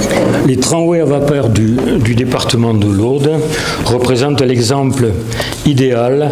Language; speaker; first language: French; native; French